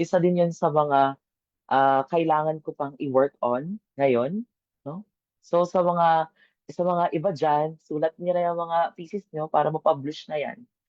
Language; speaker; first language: Filipino; non-native, local second language; Cebuano